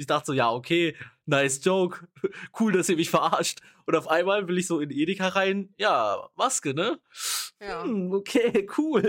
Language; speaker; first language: German; native; German